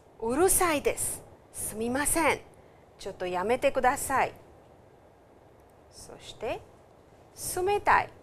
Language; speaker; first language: Japanese; non-native, fluent; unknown